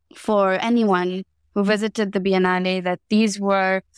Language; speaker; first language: English; native; English